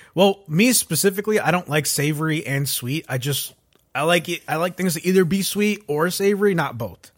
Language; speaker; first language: English; early bilingual, other home language; Urdu